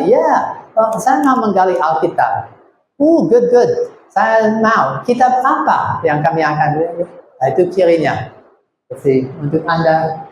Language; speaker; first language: Indonesian; non-native, fluent; English